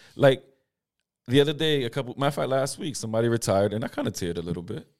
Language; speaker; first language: English; native; English